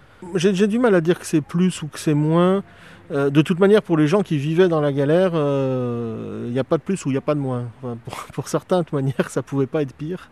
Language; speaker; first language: French; native; French